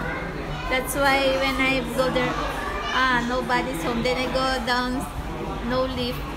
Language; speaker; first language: English; non-native, local second language; Filipino